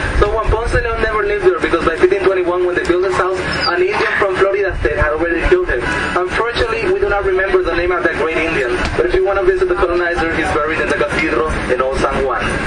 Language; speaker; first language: English; non-native, local second language; Spanish